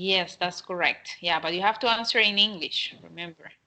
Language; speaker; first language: English; non-native, fluent; Spanish